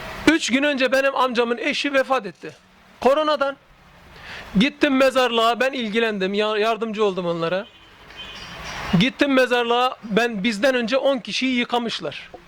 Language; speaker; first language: Turkish; native; Turkish